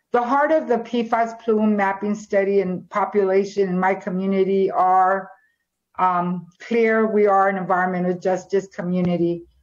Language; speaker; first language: English; native; English